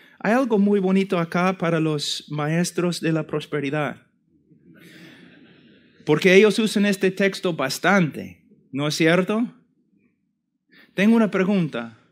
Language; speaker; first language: Spanish; non-native, fluent; English